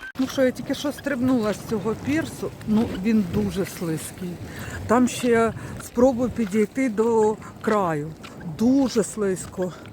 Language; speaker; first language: Ukrainian; native; Ukrainian